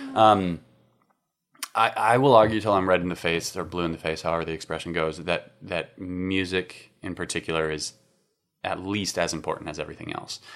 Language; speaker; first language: English; native; English